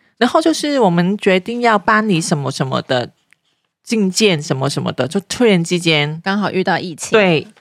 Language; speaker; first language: Chinese; non-native, local second language; Cantonese